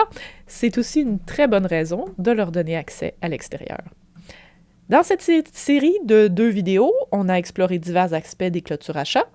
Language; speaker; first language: French; native; French